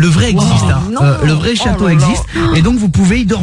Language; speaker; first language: French; native; French